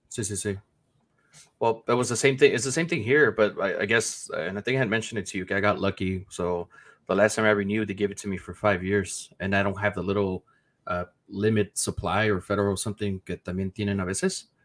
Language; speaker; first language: English; early bilingual, other home language; Spanish